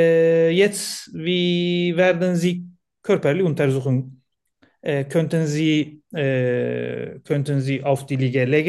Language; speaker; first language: German; non-native, learner; Turkish